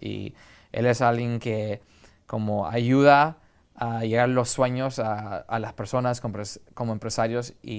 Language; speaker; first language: Spanish; early bilingual, heritage; Spanish